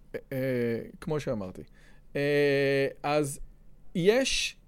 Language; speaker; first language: Hebrew; non-native, fluent; French